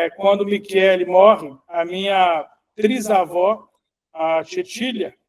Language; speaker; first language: Portuguese; native; Portuguese